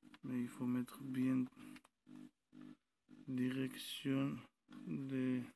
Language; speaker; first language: French; non-native, learner; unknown